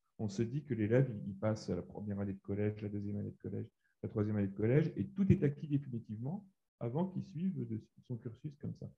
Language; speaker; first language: French; native; French